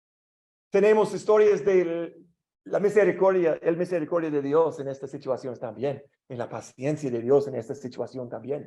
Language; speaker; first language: Spanish; non-native, learner; English